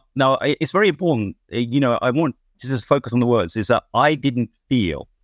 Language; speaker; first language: English; native; English